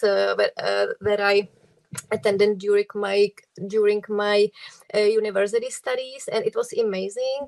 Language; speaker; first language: English; non-native, fluent; Czech